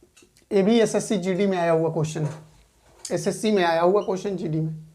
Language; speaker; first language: Hindi; native; Hindi